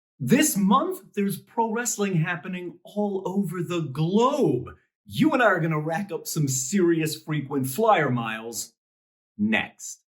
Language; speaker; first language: English; native; English